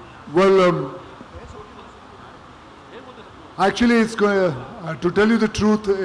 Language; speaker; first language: English; non-native, local second language; Hindi